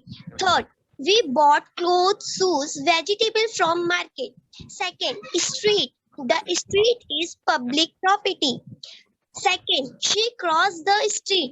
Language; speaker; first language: English; non-native, learner; Hindi